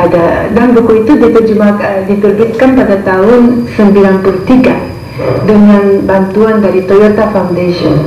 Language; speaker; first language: Indonesian; non-native, fluent; Japanese